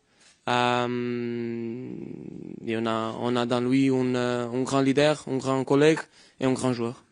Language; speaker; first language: French; non-native, fluent; Portuguese